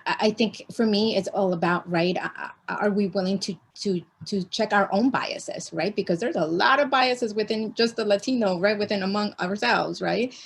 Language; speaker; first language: English; early bilingual, other home language; Spanish